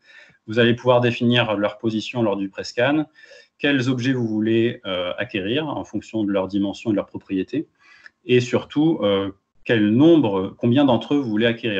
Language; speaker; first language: French; native; French